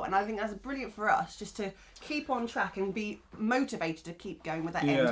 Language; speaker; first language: English; native; English